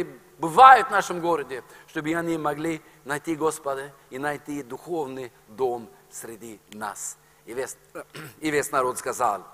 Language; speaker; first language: Russian; non-native, fluent; Norwegian